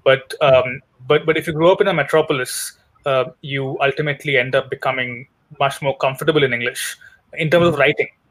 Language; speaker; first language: English; non-native, local second language; Hindi